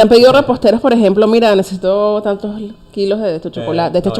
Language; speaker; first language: Spanish; native; Spanish